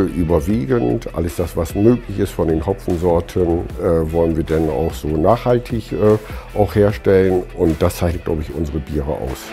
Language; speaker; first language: German; native; German